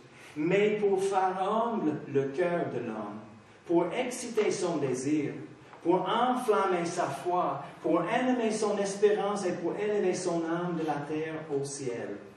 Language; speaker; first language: French; non-native, fluent; English